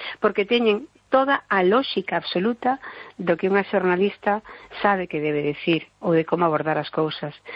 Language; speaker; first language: Galician; non-native, local second language; Spanish